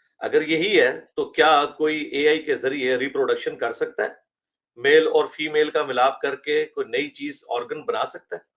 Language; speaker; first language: Urdu; native; Urdu